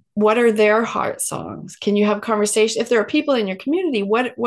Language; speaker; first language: English; native; English